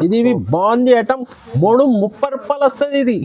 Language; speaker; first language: Telugu; non-native, local second language; Urdu